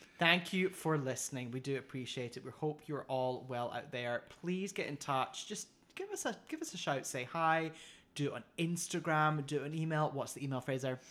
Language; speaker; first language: English; native; English